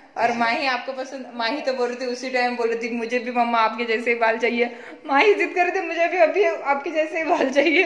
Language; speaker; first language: Hindi; non-native, local second language; Marathi